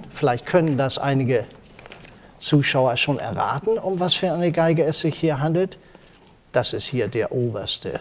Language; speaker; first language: German; native; German